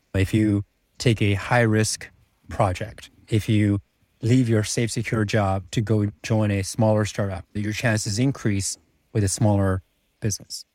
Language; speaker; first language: English; early bilingual, other home language; Czech